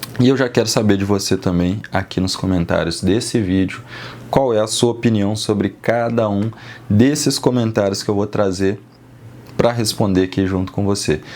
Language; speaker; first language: Portuguese; native; Portuguese